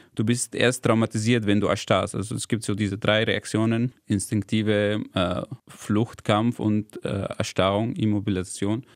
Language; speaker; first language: German; non-native, fluent; Arabic